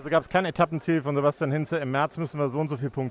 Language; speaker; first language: German; native; German